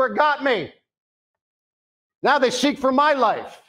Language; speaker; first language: English; native; English